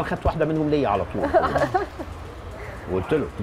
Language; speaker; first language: Arabic; native; Arabic